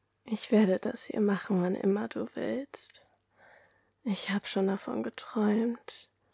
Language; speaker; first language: German; early bilingual, other home language; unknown